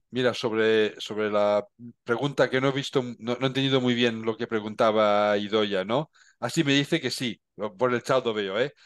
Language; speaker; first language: Spanish; non-native, local second language; Catalan